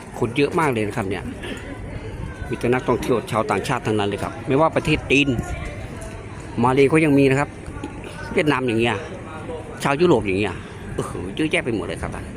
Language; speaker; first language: Thai; native; Thai